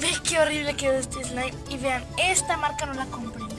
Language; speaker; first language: Spanish; native; Spanish